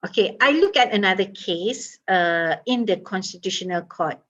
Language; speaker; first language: English; non-native, local second language; Malay